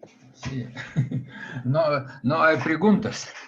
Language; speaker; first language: Spanish; non-native, fluent; Russian